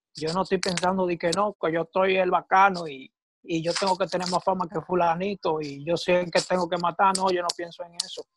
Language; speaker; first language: Spanish; native; Spanish